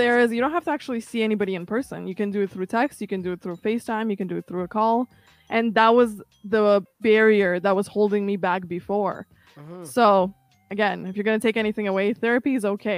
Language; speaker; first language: English; non-native, fluent; Kazakh